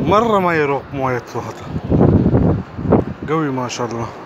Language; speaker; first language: Arabic; non-native, learner; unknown